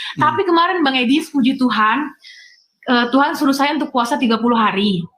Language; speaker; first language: Indonesian; native; Indonesian